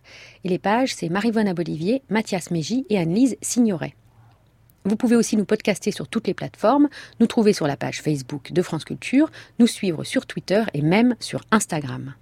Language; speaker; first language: French; native; French